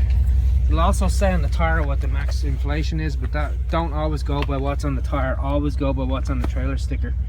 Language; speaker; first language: English; native; English